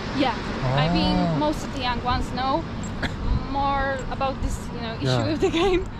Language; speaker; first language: English; non-native, fluent; Polish